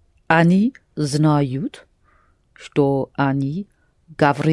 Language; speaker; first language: Russian; non-native, learner; English